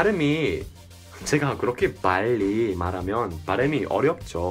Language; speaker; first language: Korean; non-native, fluent; English